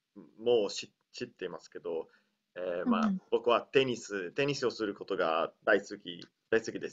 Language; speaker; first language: Japanese; non-native, learner; Italian